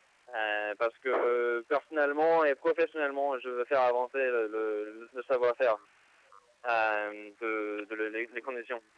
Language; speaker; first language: French; non-native, fluent; English